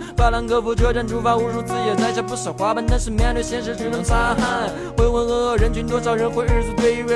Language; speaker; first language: Chinese; native; Chinese